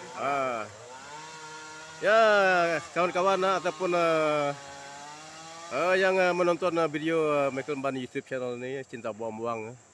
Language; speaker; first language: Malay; non-native, local second language; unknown